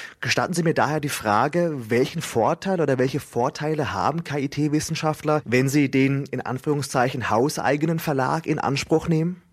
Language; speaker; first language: German; native; German